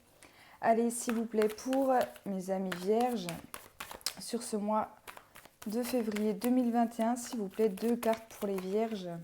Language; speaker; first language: French; native; French